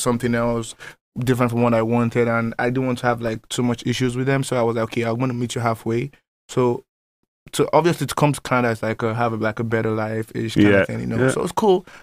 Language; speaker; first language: English; non-native, local second language; Yoruba